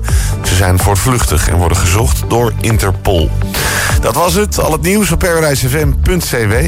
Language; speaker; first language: Dutch; non-native, local second language; Papiamento